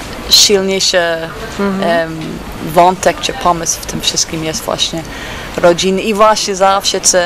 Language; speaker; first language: Polish; non-native, fluent; English